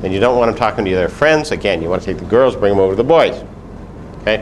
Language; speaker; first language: English; native; English